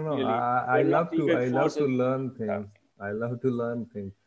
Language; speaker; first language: English; non-native, fluent; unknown